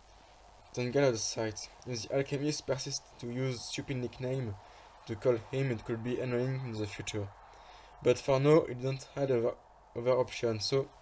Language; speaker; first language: English; non-native, fluent; French